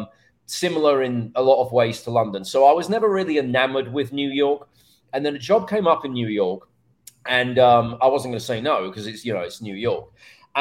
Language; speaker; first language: English; native; English